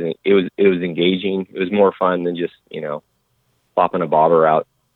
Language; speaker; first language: English; native; English